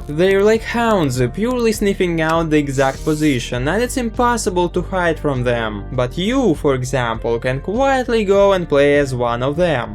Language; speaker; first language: English; non-native, fluent; Russian